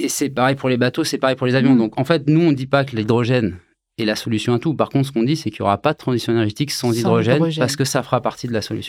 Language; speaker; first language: French; native; French